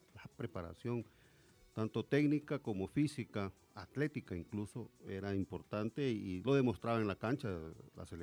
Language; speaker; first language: Spanish; native; Spanish